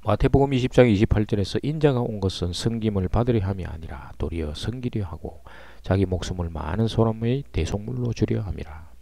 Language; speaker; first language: Korean; native; Korean